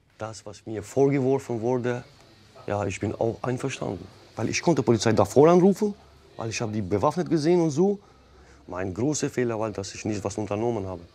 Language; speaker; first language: German; non-native, fluent; Albanian